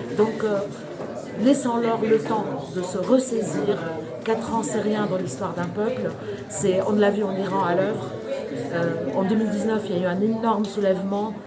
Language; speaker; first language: French; native; French